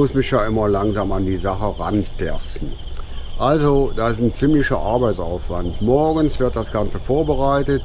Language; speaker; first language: German; native; German